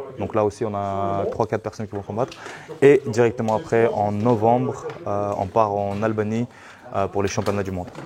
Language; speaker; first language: French; native; French